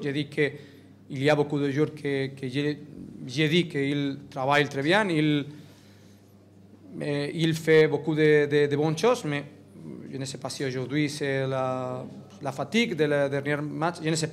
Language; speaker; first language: French; non-native, learner; Catalan